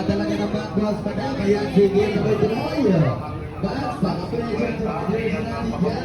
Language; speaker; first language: Filipino; native; Filipino